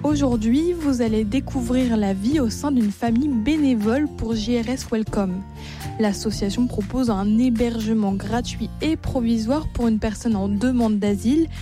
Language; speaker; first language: French; native; French